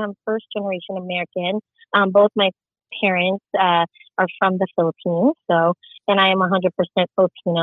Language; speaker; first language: English; early bilingual, other home language; Filipino